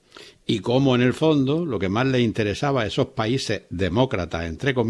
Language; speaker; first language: Spanish; native; Spanish